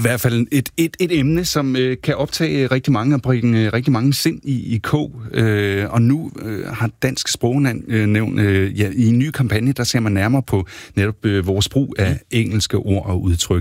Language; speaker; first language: Danish; native; Danish